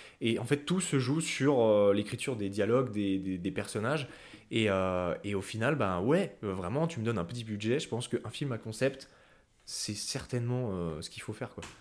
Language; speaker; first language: French; native; French